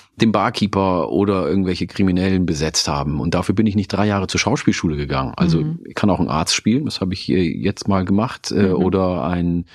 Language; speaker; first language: German; non-native, local second language; Oromo